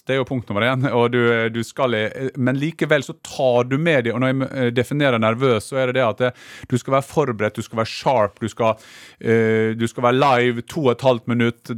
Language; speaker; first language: Norwegian; native; Norwegian